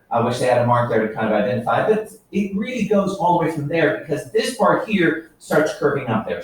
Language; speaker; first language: English; native; English